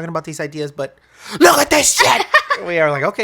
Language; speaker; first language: English; native; English